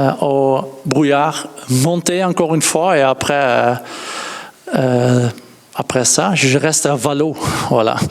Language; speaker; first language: French; non-native, learner; Dutch